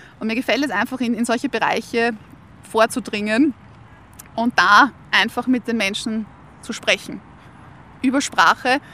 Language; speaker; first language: German; native; German